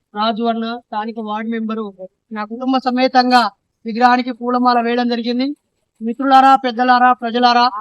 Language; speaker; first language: Telugu; native; Telugu